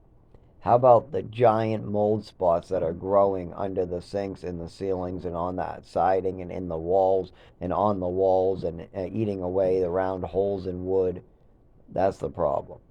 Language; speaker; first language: English; native; English